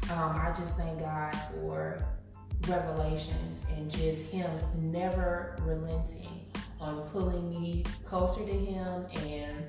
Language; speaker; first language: English; native; English